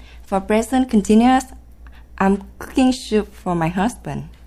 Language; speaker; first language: English; non-native, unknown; Vietnamese